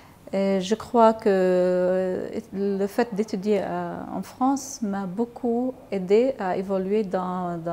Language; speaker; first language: French; non-native, fluent; Arabic